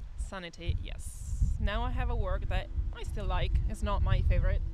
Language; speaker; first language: English; non-native, fluent; Italian